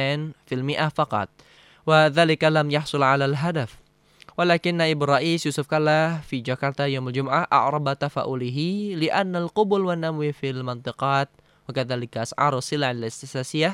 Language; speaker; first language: Arabic; non-native, fluent; Indonesian